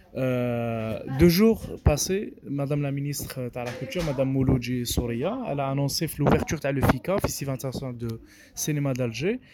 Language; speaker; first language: French; non-native, local second language; Arabic